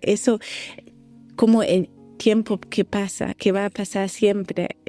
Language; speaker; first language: Spanish; non-native, fluent; German